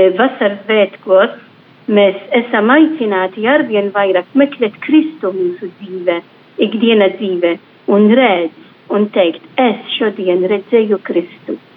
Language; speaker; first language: Latvian; non-native, fluent; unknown